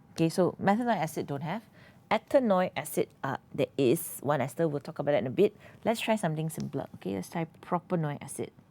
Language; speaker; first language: English; non-native, local second language; Malay